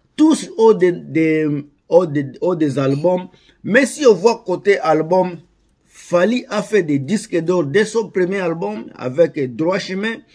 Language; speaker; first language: French; non-native, local second language; Lingala